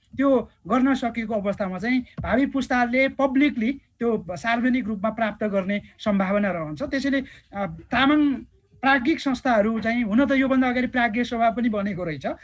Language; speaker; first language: Nepali; non-native, local second language; Eastern Tamang